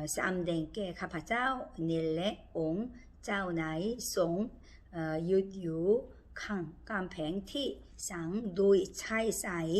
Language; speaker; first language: Thai; non-native, learner; Korean